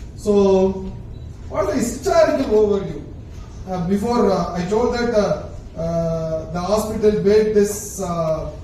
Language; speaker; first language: English; non-native, local second language; Tamil